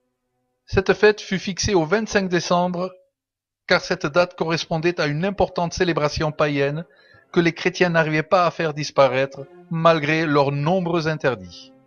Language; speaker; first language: French; native; French